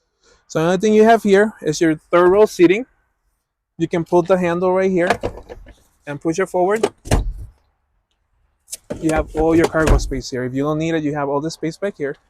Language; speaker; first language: English; native; English